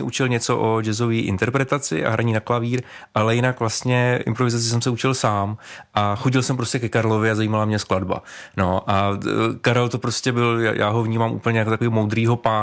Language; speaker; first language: Czech; native; Czech